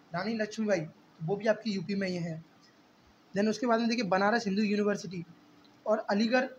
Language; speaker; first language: Hindi; native; Hindi